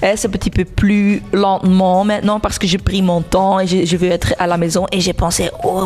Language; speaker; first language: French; non-native, local second language; Dutch